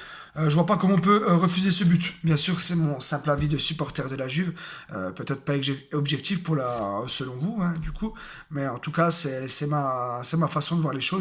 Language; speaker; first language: French; native; French